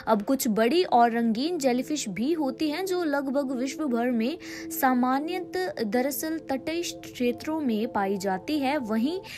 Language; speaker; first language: Hindi; native; Hindi